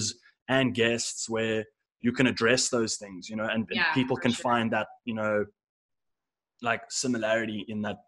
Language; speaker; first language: English; native; English